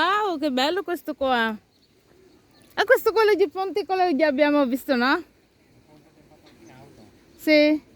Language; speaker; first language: Italian; non-native, learner; Filipino